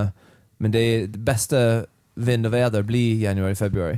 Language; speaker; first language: Swedish; non-native, learner; English